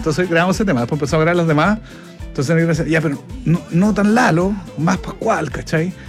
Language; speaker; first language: Spanish; native; Spanish